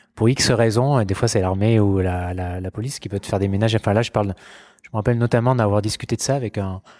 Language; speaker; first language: French; native; French